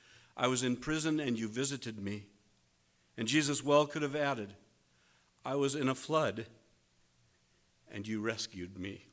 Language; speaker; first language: English; native; English